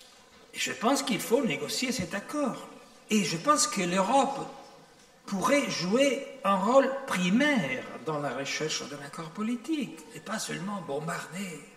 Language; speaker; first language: French; non-native, fluent; Italian